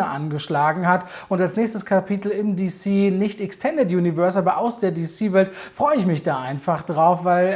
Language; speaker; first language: German; native; German